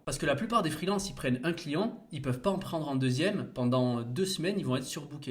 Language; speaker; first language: French; native; French